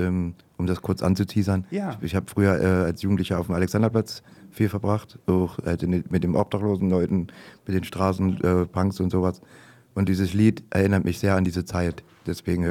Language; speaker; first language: German; native; German